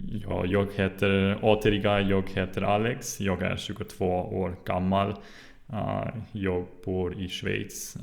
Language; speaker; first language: Swedish; non-native, learner; German